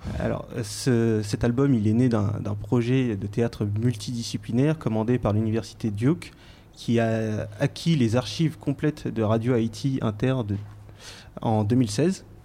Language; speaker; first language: French; native; French